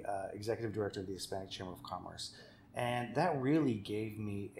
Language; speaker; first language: English; native; English